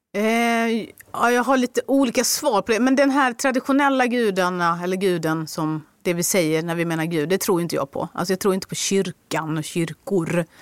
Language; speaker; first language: Swedish; native; Swedish